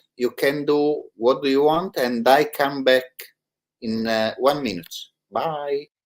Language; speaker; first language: English; non-native, learner; Italian